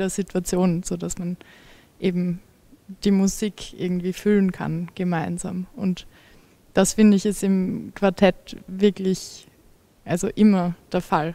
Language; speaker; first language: German; native; German